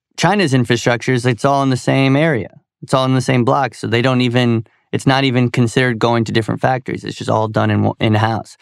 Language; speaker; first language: English; native; English